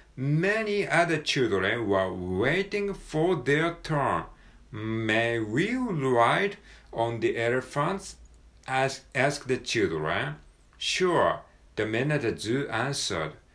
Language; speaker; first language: English; non-native, learner; Japanese